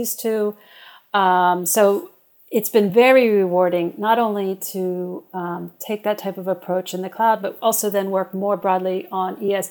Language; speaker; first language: English; native; English